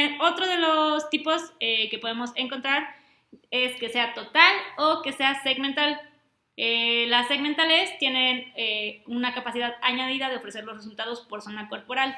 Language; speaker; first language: Spanish; native; Spanish